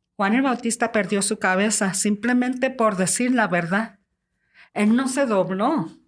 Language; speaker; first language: Spanish; early bilingual, heritage; Spanish